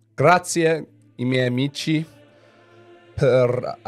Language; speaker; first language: Italian; non-native, learner; English